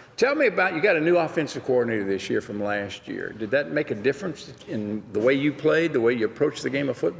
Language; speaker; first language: English; native; English